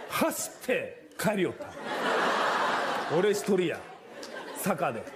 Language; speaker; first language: Japanese; native; Japanese